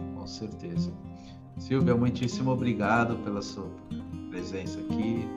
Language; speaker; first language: Portuguese; native; Portuguese